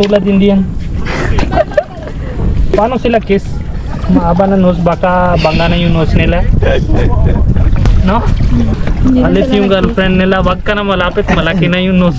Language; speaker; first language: Filipino; non-native, learner; Hindi